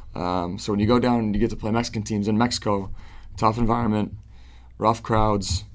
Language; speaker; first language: English; native; English